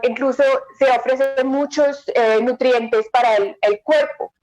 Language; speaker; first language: Spanish; non-native, fluent; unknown